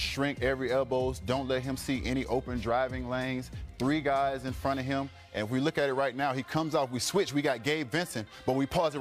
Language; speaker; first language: English; native; English